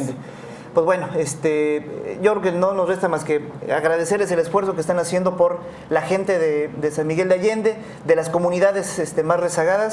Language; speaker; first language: Spanish; native; Spanish